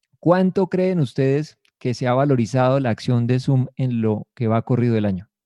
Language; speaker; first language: Spanish; native; Spanish